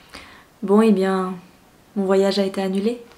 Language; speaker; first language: French; native; French